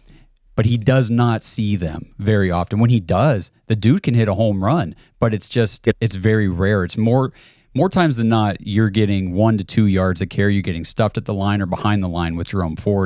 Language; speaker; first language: English; native; English